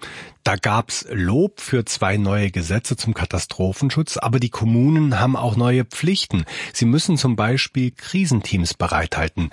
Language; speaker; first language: German; native; German